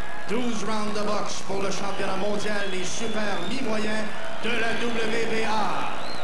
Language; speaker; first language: French; native; French